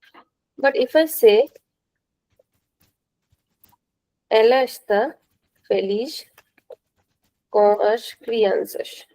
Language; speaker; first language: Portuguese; non-native, fluent; Hindi